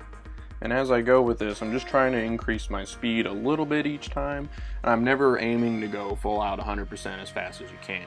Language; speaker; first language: English; native; English